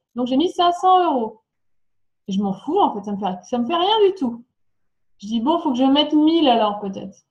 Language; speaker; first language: French; native; French